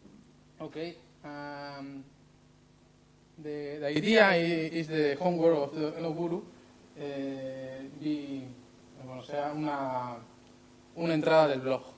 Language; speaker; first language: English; non-native, learner; Spanish